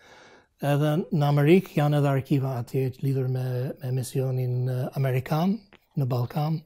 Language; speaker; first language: Albanian; non-native, fluent; English